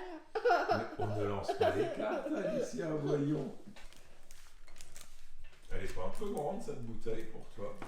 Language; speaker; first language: French; native; French